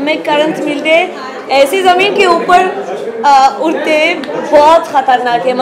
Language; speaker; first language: Hindi; non-native, learner; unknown